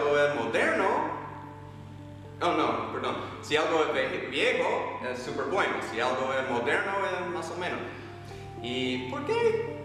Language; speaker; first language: Spanish; non-native, fluent; English